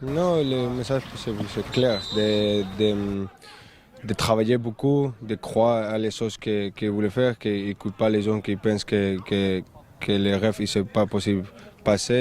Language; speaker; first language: French; early bilingual, heritage; French